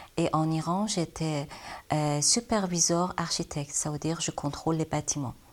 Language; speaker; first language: French; non-native, learner; Persian